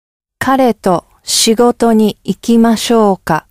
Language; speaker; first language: Japanese; non-native, learner; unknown